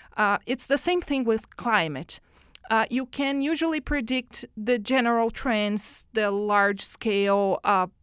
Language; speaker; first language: English; non-native, fluent; Portuguese